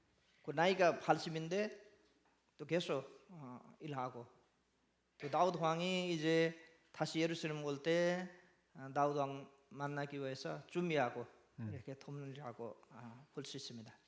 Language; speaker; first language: Korean; non-native, learner; Nepali